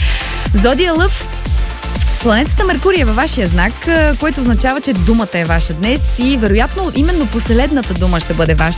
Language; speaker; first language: Bulgarian; native; Bulgarian